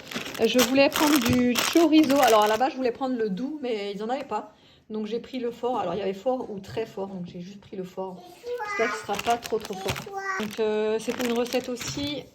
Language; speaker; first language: French; native; French